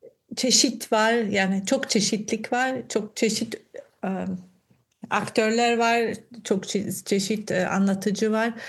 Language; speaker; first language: Turkish; non-native, fluent; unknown